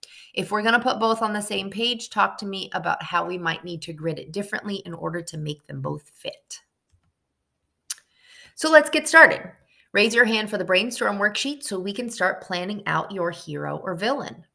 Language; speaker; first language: English; native; English